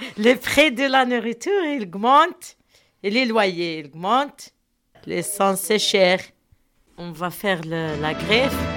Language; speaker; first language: French; non-native, learner; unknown